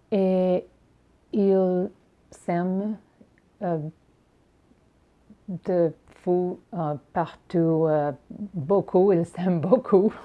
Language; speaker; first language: French; non-native, learner; English